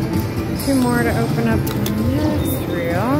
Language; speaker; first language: English; native; English